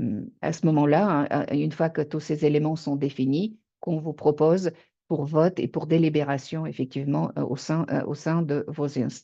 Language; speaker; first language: French; native; French